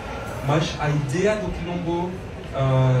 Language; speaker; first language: Portuguese; non-native, learner; French